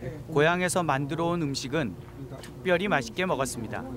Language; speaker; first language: Korean; native; Korean